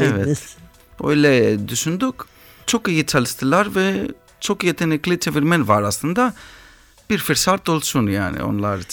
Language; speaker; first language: Turkish; non-native, learner; Greek